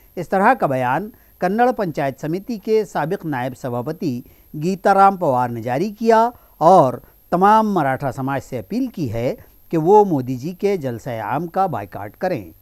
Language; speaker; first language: Hindi; non-native, local second language; Urdu